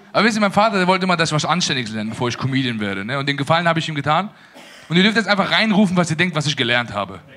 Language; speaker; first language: German; early bilingual, other home language; Persian